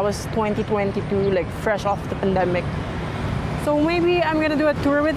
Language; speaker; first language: English; non-native, local second language; Filipino